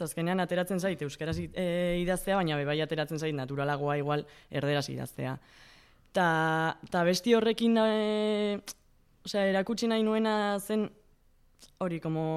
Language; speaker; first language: Basque; non-native, local second language; Spanish